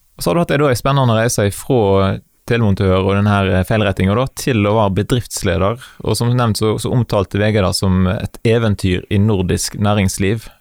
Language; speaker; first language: Norwegian; native; Norwegian